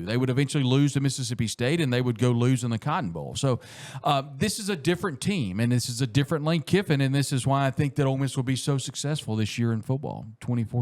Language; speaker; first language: English; native; English